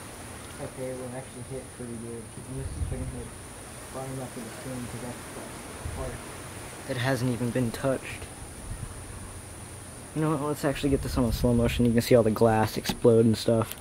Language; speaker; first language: English; native; English